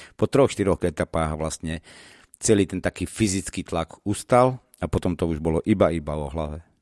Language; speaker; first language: Slovak; native; Slovak